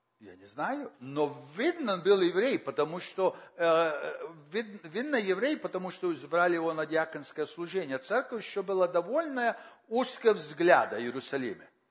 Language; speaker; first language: Russian; early bilingual, heritage; Russian